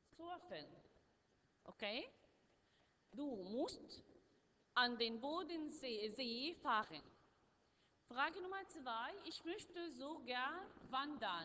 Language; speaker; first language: German; non-native, learner; Arabic